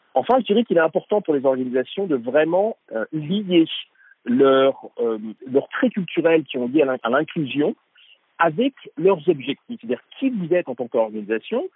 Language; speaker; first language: French; native; French